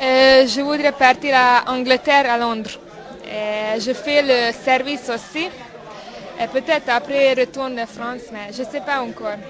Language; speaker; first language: French; non-native, learner; Hungarian